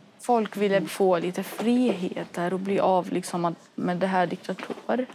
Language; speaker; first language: Swedish; non-native, fluent; Arabic